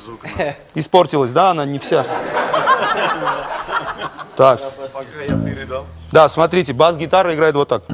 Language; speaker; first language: Russian; non-native, local second language; Armenian